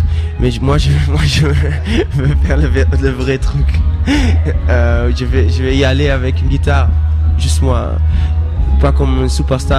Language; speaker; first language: French; non-native, fluent; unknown